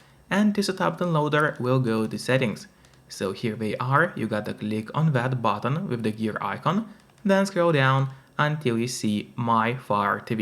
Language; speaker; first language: English; non-native, fluent; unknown